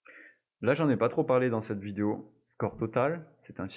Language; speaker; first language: French; native; French